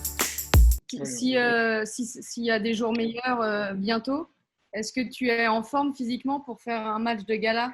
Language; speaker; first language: French; native; French